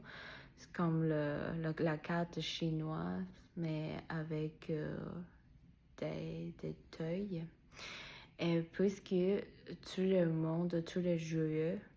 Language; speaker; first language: French; non-native, learner; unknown